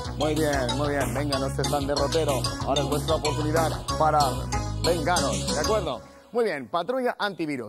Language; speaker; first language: Spanish; native; Spanish